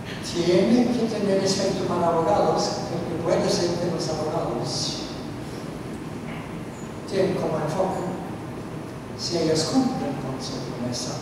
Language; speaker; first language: Spanish; non-native, fluent; Norwegian